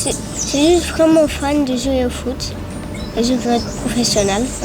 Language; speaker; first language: French; early bilingual, heritage; French